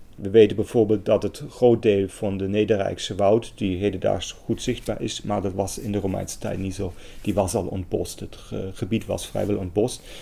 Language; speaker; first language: Dutch; non-native, fluent; German